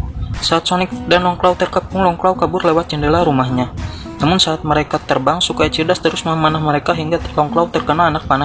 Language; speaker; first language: Indonesian; native; Indonesian